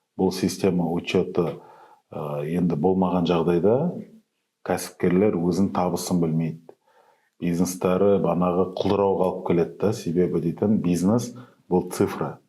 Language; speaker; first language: Kazakh; native; Kazakh